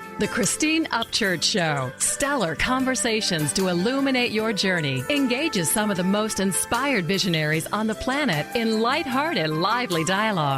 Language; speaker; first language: English; native; English